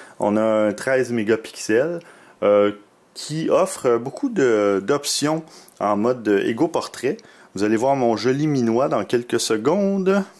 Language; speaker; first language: French; native; French